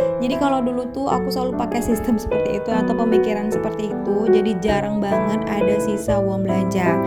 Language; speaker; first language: Indonesian; native; Indonesian